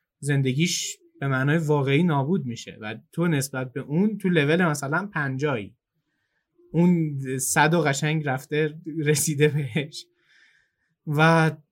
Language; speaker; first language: Persian; native; Persian